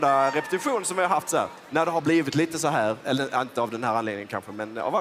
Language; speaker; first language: Swedish; native; Swedish